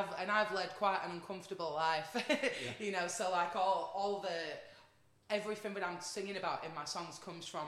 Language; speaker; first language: English; native; English